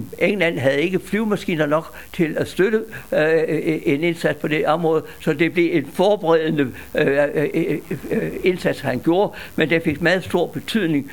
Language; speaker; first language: Danish; native; Danish